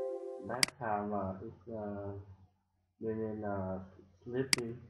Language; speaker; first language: English; non-native, learner; Vietnamese